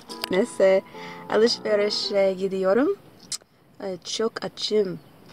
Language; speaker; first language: Turkish; non-native, learner; English